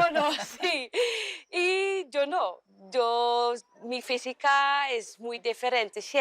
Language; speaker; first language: Spanish; early bilingual, heritage; Dutch